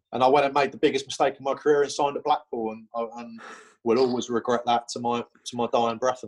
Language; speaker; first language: English; native; English